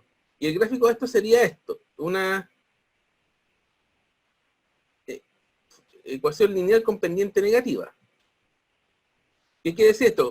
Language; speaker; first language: Spanish; native; Spanish